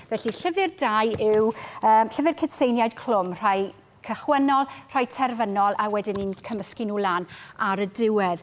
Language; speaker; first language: Welsh; native; Welsh